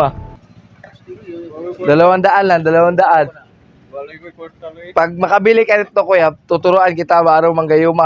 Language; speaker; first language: Filipino; non-native, local second language; Cebuano